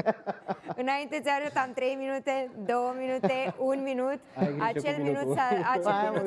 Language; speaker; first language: Romanian; native; Romanian